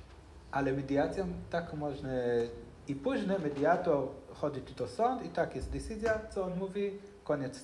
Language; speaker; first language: Polish; non-native, learner; Hebrew